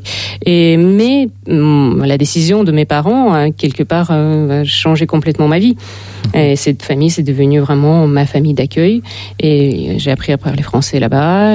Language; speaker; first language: French; non-native, fluent; Russian